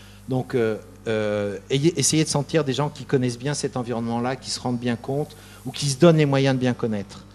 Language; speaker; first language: French; native; French